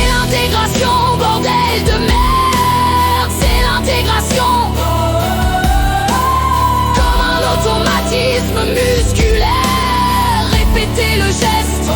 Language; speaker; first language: French; native; French